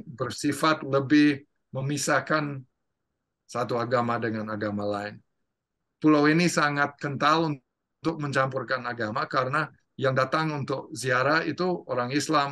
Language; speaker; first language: Indonesian; non-native, fluent; English